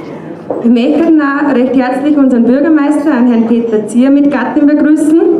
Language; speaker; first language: German; native; German